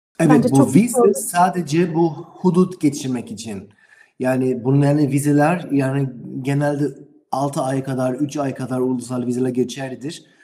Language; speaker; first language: Turkish; non-native, learner; German